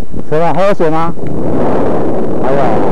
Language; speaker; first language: Chinese; native; Chinese